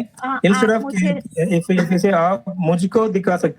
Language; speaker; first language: Hindi; non-native, learner; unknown